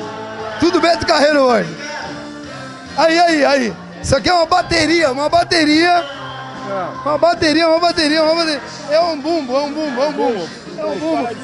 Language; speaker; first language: Portuguese; native; Portuguese